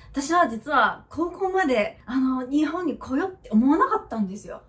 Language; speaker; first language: Japanese; non-native, fluent; Chinese